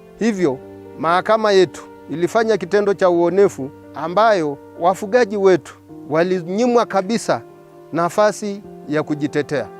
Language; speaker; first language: Swahili; non-native, local second language; Masai